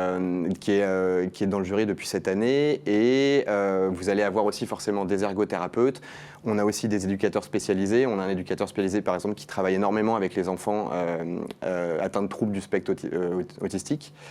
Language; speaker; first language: French; native; French